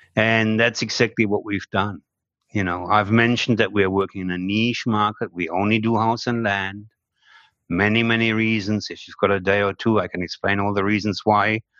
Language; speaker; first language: English; non-native, fluent; German